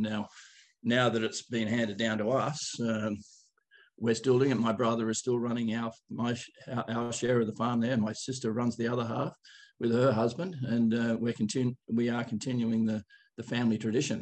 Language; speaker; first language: English; native; English